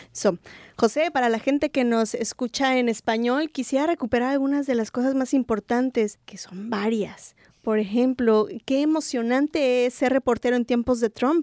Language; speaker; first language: Spanish; native; Spanish